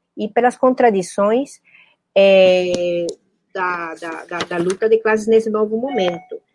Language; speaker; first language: Portuguese; non-native, fluent; Spanish